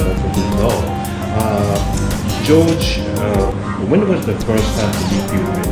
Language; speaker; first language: English; non-native, fluent; Khmer